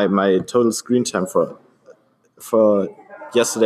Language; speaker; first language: English; non-native, fluent; German